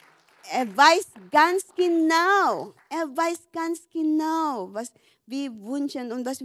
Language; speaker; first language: German; non-native, learner; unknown